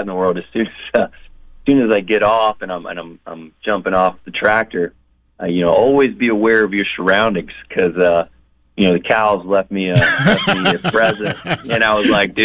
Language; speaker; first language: English; native; English